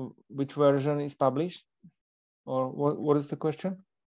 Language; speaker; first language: English; non-native, fluent; Slovak